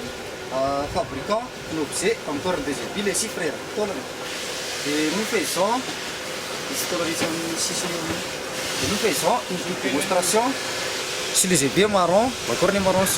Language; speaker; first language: French; non-native, local second language; Malagasy